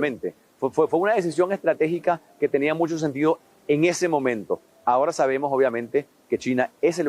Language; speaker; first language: Spanish; native; Spanish